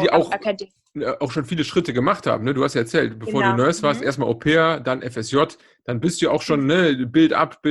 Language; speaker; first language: German; native; German